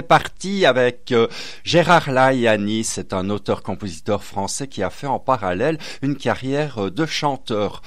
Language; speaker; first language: French; native; French